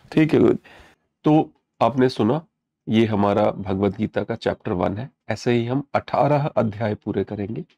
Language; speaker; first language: Hindi; native; Hindi